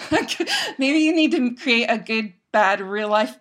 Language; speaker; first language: English; native; English